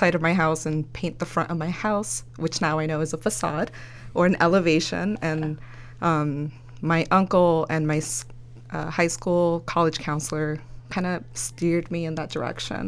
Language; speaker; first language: English; early bilingual, other home language; Spanish